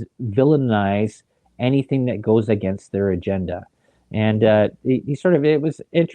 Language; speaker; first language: English; native; English